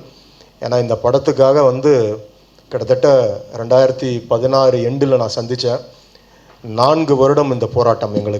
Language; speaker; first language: Tamil; native; Tamil